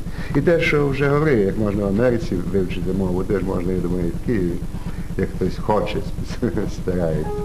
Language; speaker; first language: Ukrainian; early bilingual, heritage; Ukrainian